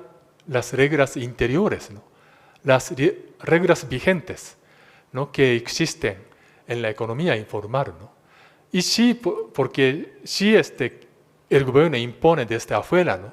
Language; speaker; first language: Spanish; non-native, fluent; Japanese